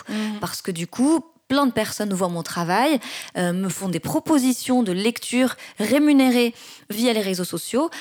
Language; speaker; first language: French; non-native, local second language; Arabic